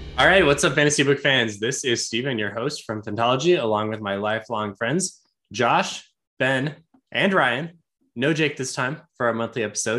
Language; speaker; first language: English; native; English